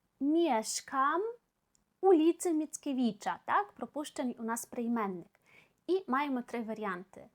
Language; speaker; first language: Polish; non-native, fluent; Ukrainian